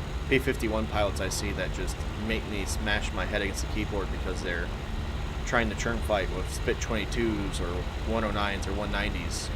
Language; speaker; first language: English; native; English